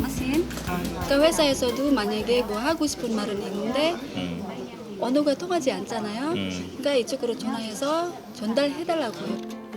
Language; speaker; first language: Korean; non-native, fluent; Indonesian